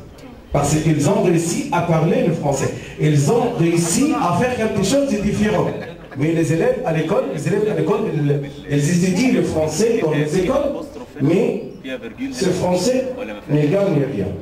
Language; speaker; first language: French; non-native, fluent; Arabic